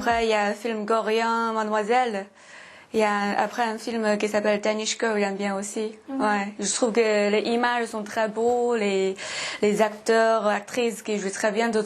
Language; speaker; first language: French; non-native, fluent; Chinese